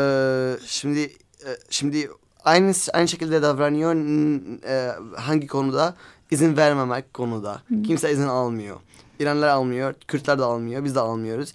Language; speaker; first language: Turkish; non-native, learner; Arabic